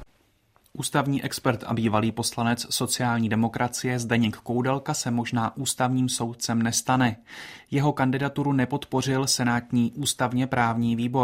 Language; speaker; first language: Czech; native; Czech